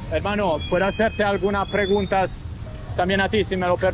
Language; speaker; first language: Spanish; non-native, learner; Italian